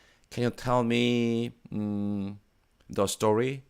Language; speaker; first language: English; non-native, fluent; Korean